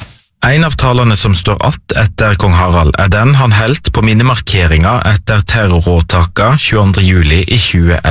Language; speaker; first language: Norwegian; native; Norwegian